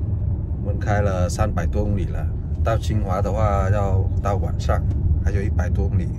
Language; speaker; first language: Chinese; non-native, fluent; Vietnamese